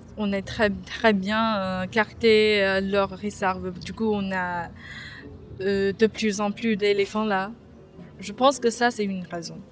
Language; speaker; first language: French; non-native, fluent; Chinese